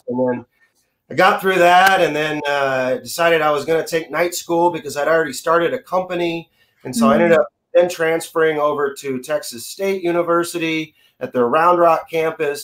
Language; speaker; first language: English; native; English